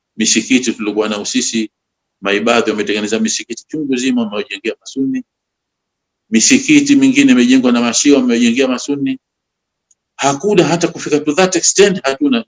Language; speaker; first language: Swahili; native; Swahili